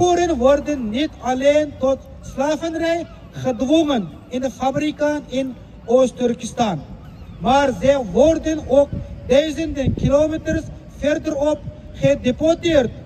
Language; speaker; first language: Dutch; non-native, fluent; Uyghur